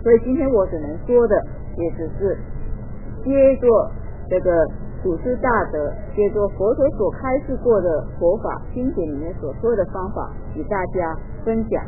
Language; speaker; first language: Chinese; native; Chinese